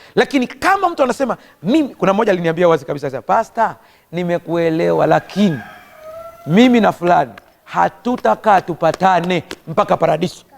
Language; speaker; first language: Swahili; native; Swahili